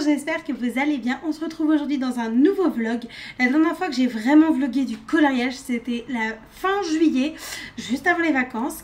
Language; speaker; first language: French; native; French